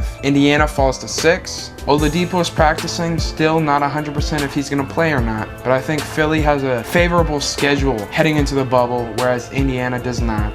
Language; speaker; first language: English; native; English